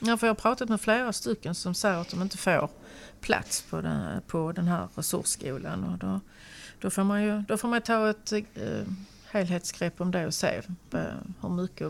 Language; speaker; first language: Swedish; native; Swedish